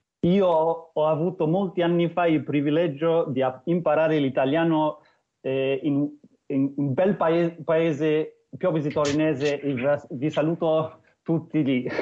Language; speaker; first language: Italian; non-native, fluent; English